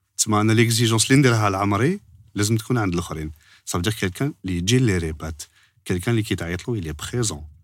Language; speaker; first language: French; non-native, local second language; Arabic